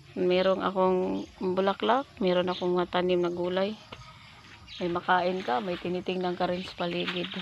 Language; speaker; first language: Filipino; non-native, local second language; Cebuano